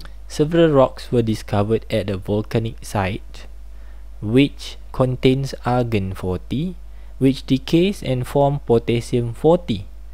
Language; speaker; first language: English; non-native, local second language; Malay